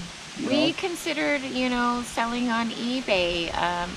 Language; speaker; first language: English; native; English